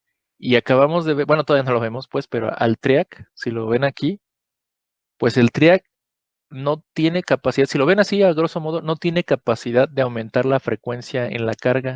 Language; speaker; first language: Spanish; native; Spanish